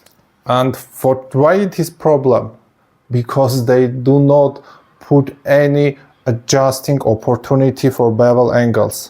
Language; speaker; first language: English; non-native, fluent; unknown